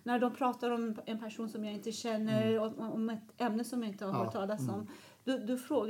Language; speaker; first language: Swedish; non-native, fluent; Persian